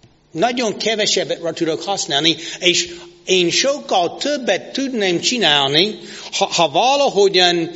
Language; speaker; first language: Hungarian; non-native, fluent; English